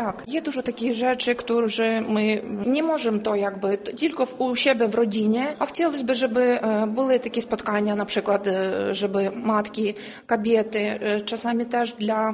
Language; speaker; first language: Polish; non-native, learner; Ukrainian